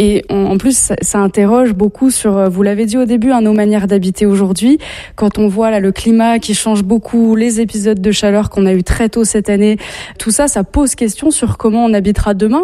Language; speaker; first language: French; native; French